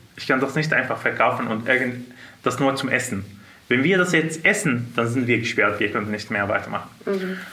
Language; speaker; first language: German; non-native, fluent; Arabic